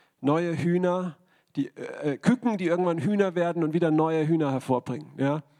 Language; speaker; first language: German; native; German